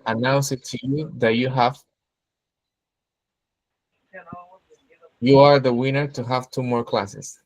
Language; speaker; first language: English; non-native, fluent; Spanish